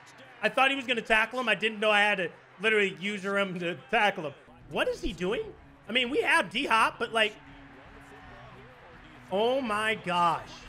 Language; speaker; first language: English; native; English